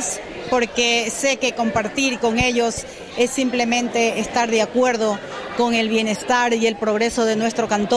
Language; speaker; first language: Spanish; native; Spanish